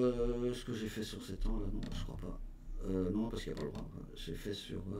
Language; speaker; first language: French; native; French